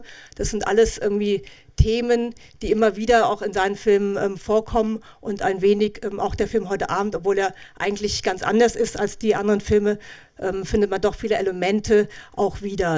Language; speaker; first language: German; native; German